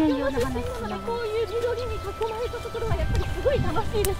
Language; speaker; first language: Japanese; native; Japanese